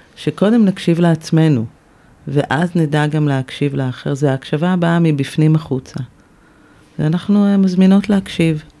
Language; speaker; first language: Hebrew; native; Hebrew